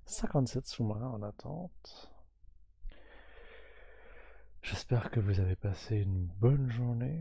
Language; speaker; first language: French; native; French